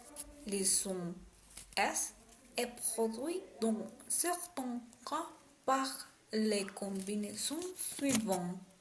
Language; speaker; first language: French; non-native, learner; Spanish